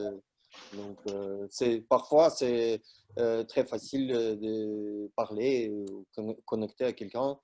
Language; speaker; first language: French; non-native, learner; Russian